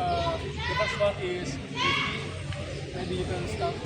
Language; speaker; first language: English; non-native, learner; Indonesian